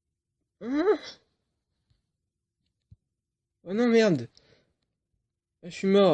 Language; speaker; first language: French; native; French